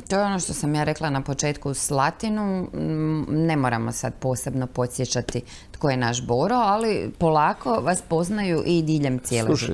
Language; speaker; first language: Croatian; native; Croatian